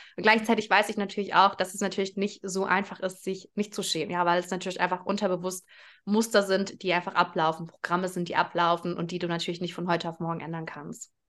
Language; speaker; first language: German; early bilingual, other home language; Russian